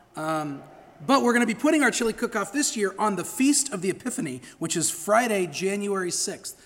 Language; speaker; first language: English; native; English